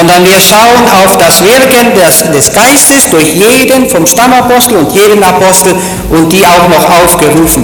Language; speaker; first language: German; native; German